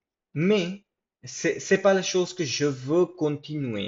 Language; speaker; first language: French; non-native, fluent; English